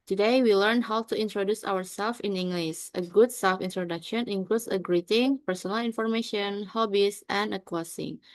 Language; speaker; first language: English; non-native, fluent; Indonesian